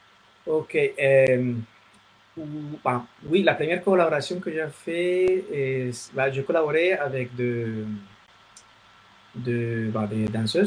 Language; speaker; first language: French; non-native, fluent; Spanish